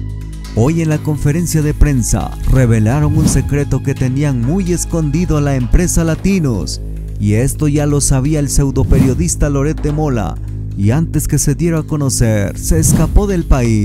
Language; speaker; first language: Spanish; native; Spanish